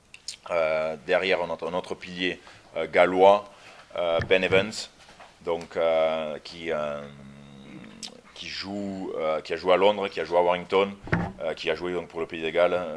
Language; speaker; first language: French; native; French